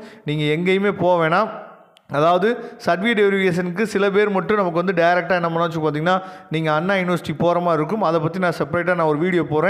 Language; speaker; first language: Tamil; native; Tamil